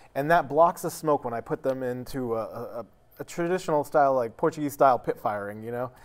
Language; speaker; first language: English; native; English